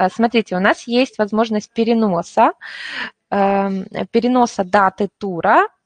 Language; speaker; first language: Russian; native; Russian